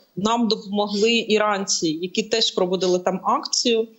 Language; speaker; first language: Ukrainian; native; Ukrainian